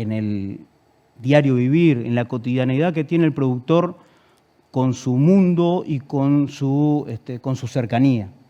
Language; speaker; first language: Spanish; native; Spanish